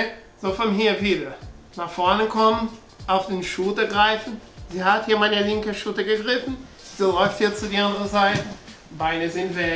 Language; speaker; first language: German; non-native, learner; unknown